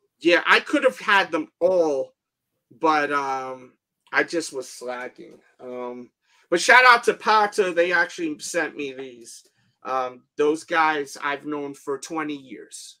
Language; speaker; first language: English; native; English